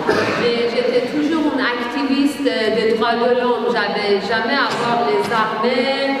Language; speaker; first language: French; non-native, learner; Persian